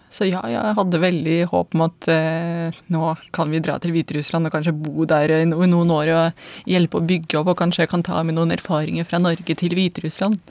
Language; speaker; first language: Norwegian; non-native, fluent; Russian